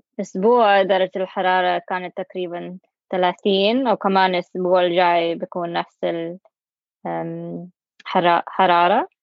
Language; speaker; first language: Arabic; non-native, learner; English